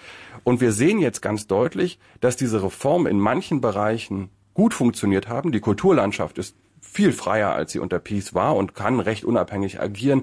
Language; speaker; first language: German; native; German